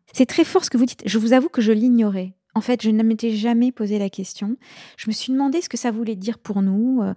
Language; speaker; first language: French; native; French